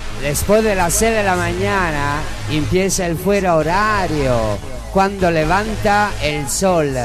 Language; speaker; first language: Spanish; non-native, learner; Italian